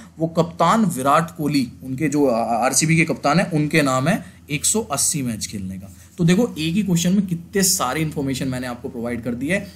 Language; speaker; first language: Hindi; native; Hindi